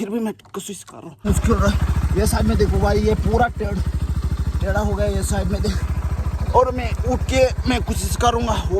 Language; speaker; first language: Hindi; non-native, local second language; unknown